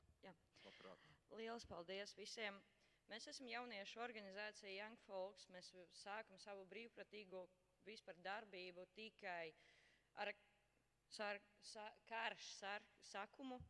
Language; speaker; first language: Latvian; non-native, learner; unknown